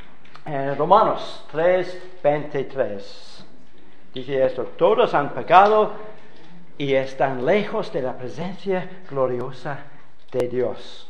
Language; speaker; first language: Spanish; non-native, fluent; English